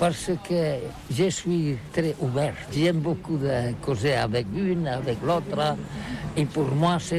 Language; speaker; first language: French; non-native, learner; Catalan